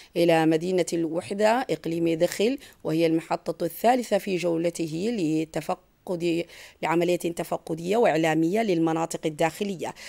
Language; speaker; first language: Arabic; non-native, local second language; Somali